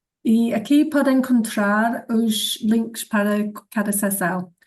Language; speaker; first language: Portuguese; non-native, learner; English